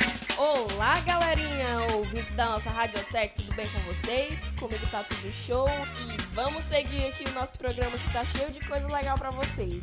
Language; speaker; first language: Portuguese; native; Portuguese